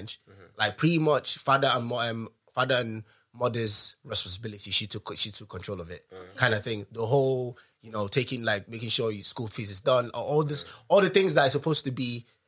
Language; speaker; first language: English; non-native, local second language; Yoruba